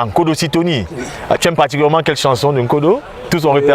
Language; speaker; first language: French; native; French